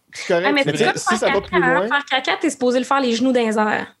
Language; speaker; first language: French; native; French